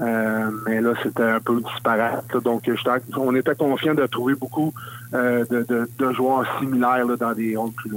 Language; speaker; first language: French; native; French